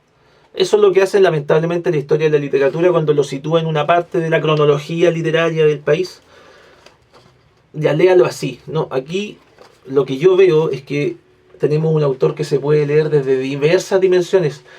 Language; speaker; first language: Spanish; native; Spanish